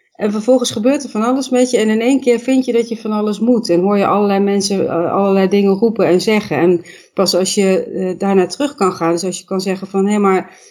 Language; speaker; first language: Dutch; native; Dutch